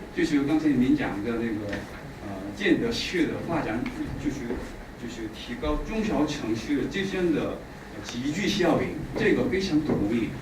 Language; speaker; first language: Chinese; non-native, fluent; Korean